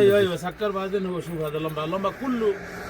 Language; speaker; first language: Arabic; non-native, learner; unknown